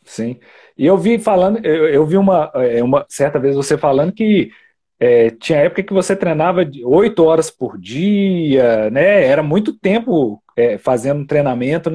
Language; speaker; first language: Portuguese; native; Portuguese